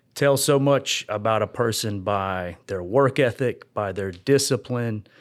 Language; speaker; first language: English; native; English